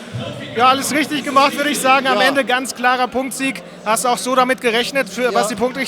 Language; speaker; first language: German; native; German